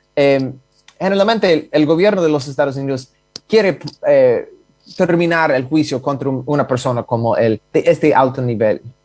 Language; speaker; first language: Spanish; non-native, fluent; English